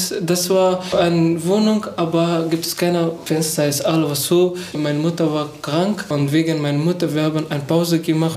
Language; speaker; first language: German; non-native, learner; Persian